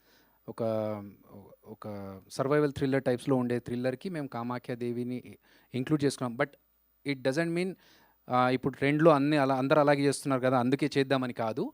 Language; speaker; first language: Telugu; native; Telugu